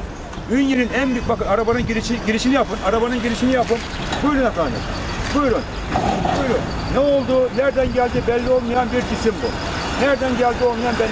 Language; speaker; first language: Turkish; native; Turkish